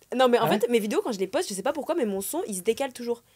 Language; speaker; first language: French; native; French